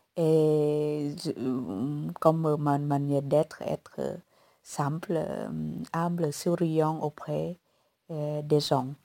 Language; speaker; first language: French; non-native, fluent; Vietnamese